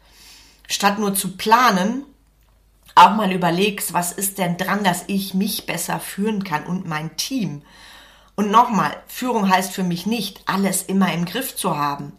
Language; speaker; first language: German; native; German